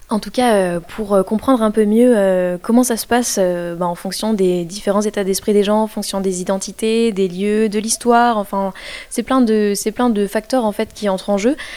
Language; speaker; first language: French; native; French